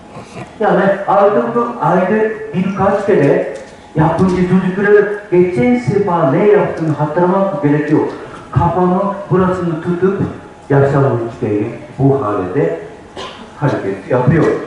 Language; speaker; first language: Turkish; non-native, learner; Japanese